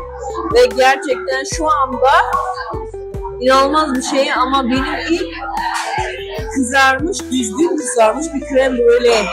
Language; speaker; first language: Turkish; early bilingual, heritage; Turkish